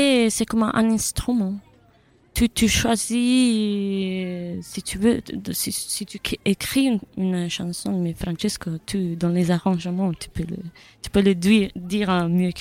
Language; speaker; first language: French; non-native, learner; Italian